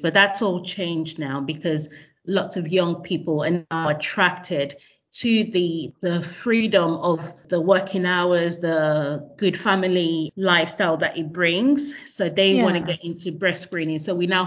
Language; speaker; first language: English; non-native, local second language; Yoruba